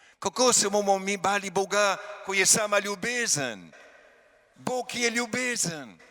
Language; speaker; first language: Slovenian; early bilingual, heritage; Slovenian